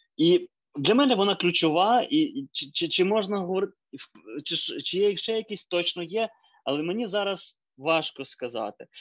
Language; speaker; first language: Ukrainian; native; Ukrainian